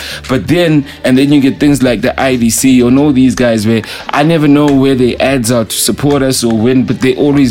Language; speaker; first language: English; non-native, local second language; Zulu